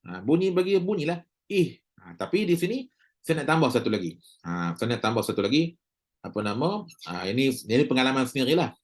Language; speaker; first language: Malay; native; Malay